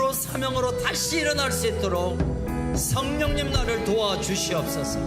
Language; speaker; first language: Korean; native; Korean